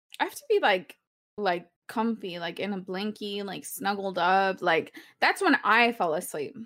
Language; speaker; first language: English; early bilingual, other home language; Spanish